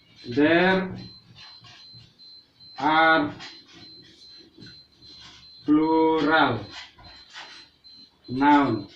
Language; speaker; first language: English; non-native, learner; Indonesian